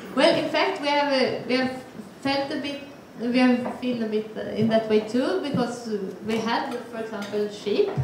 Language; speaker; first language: English; non-native, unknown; Swedish